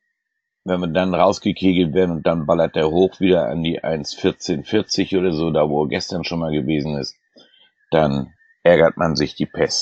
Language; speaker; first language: German; native; German